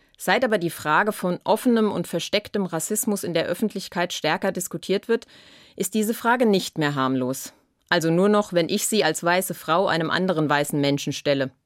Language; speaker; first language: German; native; German